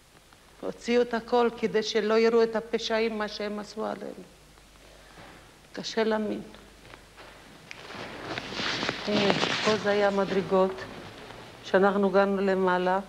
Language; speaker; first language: Hebrew; non-native, fluent; Ladino